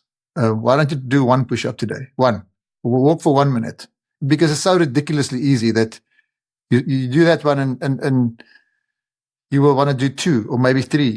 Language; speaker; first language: English; non-native, local second language; Afrikaans